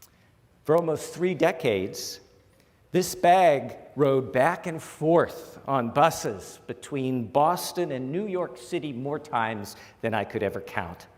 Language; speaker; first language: English; native; English